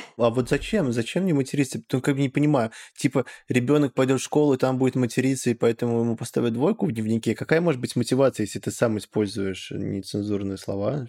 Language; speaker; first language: Russian; native; Russian